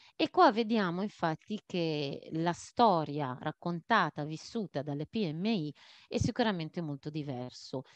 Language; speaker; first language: Italian; non-native, fluent; Maltese